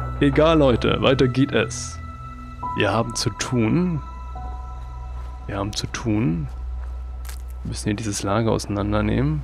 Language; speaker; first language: German; native; German